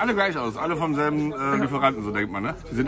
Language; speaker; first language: German; native; German